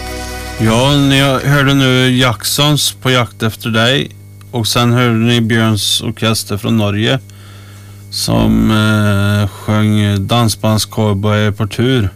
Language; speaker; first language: Swedish; native; Swedish